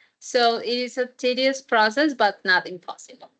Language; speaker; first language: English; non-native, fluent; Spanish